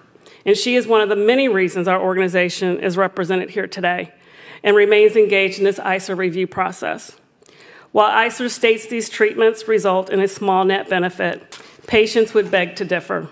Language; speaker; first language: English; native; English